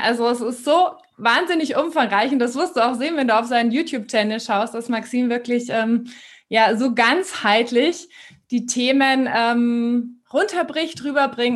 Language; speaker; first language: German; native; German